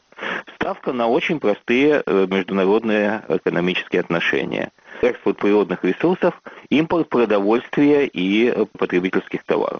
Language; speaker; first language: Russian; native; Russian